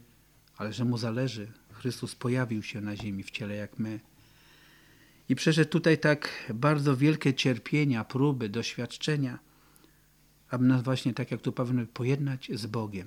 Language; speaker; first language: Polish; native; Polish